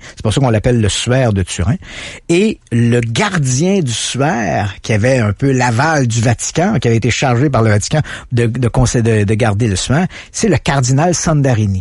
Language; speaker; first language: French; native; French